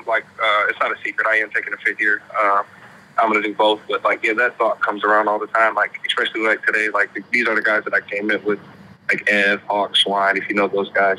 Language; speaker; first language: English; native; English